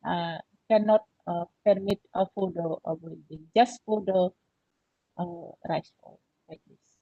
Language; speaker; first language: English; non-native, learner; Indonesian